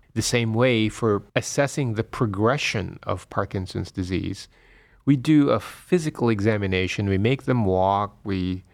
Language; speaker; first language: English; non-native, local second language; Filipino